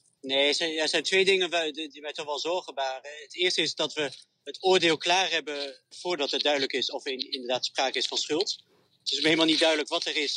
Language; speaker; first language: Dutch; native; Dutch